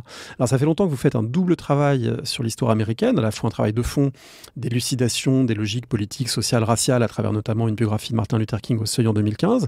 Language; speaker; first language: French; native; French